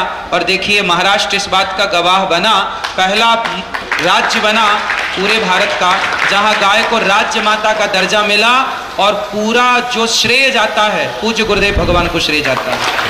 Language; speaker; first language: Hindi; native; Hindi